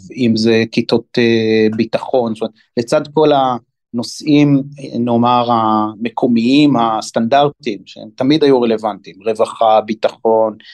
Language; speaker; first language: Hebrew; native; Hebrew